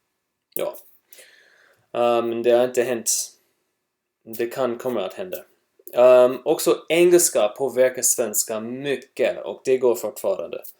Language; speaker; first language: Swedish; non-native, learner; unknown